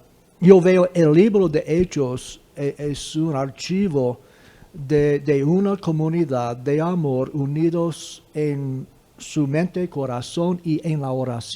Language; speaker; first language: Spanish; non-native, fluent; English